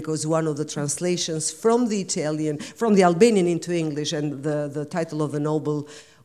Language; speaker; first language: English; non-native, fluent; Albanian